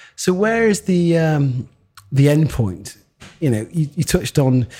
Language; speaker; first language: English; native; English